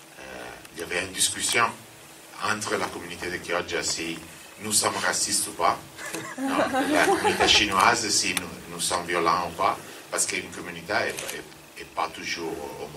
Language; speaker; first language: French; non-native, fluent; Italian